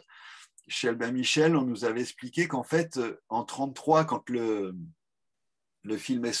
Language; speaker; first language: French; native; French